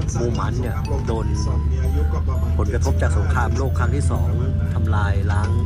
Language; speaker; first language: Thai; native; Thai